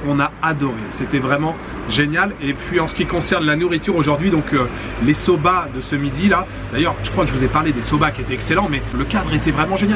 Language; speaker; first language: French; native; French